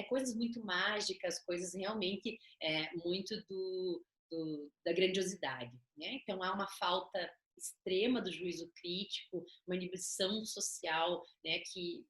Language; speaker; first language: Portuguese; native; Portuguese